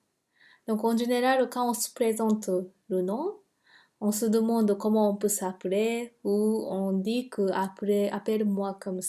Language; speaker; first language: French; non-native, fluent; Japanese